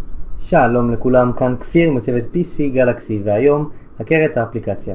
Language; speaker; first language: Hebrew; native; Hebrew